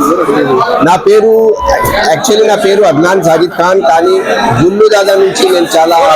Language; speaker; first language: Telugu; non-native, local second language; Urdu